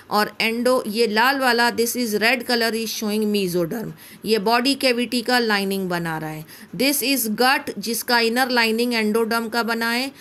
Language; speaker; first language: Hindi; native; Hindi